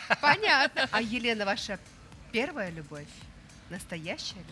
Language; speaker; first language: Russian; non-native, local second language; Uzbek